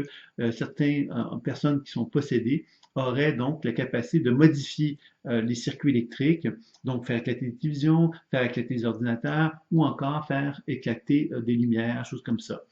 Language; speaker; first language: French; native; French